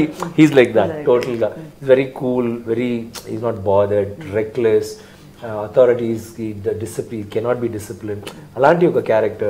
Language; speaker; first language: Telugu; non-native, learner; Tamil